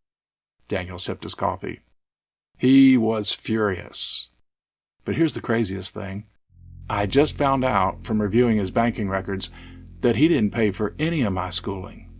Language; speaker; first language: English; native; English